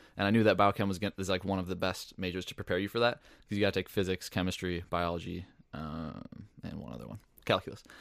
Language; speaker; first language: English; native; English